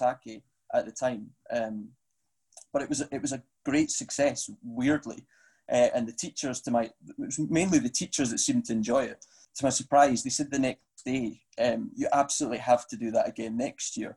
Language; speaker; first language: English; native; English